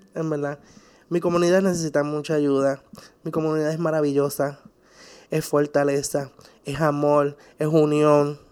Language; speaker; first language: Spanish; native; Spanish